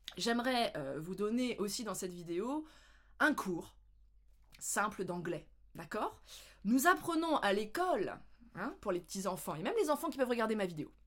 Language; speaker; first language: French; native; French